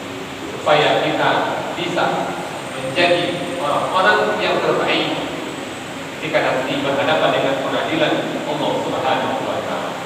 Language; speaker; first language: Indonesian; native; Indonesian